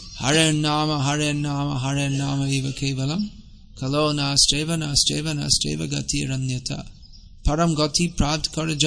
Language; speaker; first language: Bangla; non-native, fluent; English